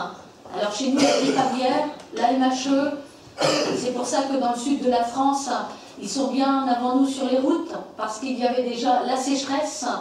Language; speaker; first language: French; native; French